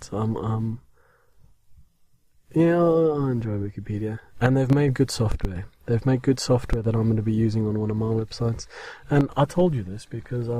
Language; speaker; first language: English; native; English